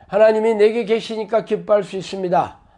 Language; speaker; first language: Korean; native; Korean